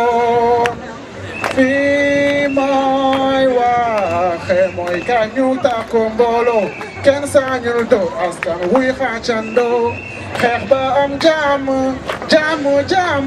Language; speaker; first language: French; non-native, local second language; Wolof